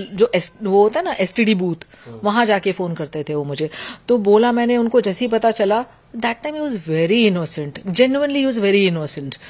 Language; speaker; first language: Hindi; native; Hindi